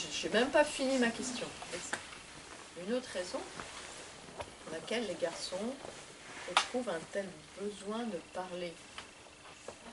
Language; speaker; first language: French; native; French